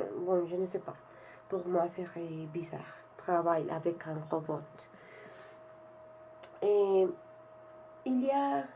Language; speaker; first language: French; non-native, learner; Spanish